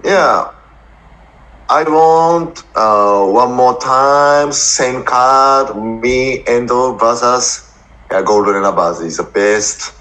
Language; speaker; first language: English; non-native, learner; Japanese